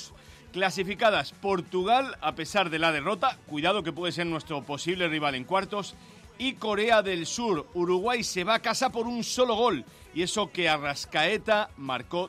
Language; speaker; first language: Spanish; native; Spanish